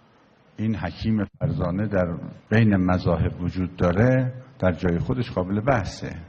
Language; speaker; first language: Persian; native; Persian